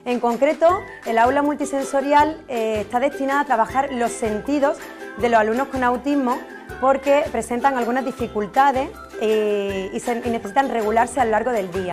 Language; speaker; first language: Spanish; native; Spanish